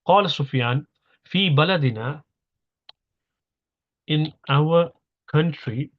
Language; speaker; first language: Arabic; non-native, fluent; English